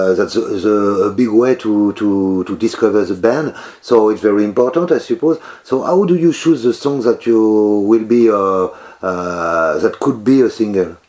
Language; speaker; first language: English; non-native, learner; French